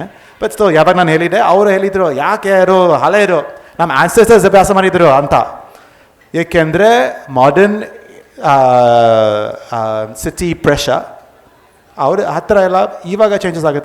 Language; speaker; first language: Kannada; non-native, fluent; English